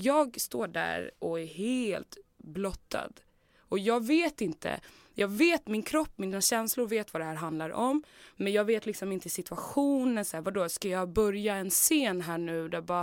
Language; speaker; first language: Swedish; native; Swedish